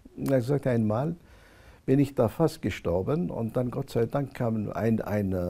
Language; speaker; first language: German; non-native, fluent; Arabic